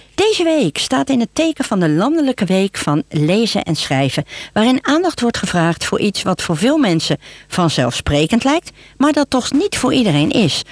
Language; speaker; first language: Dutch; native; Dutch